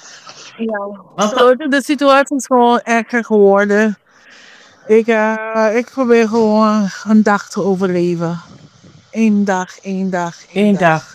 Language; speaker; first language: Dutch; non-native, fluent; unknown